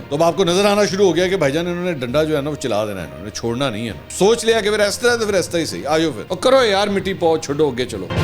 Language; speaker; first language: Urdu; native; Urdu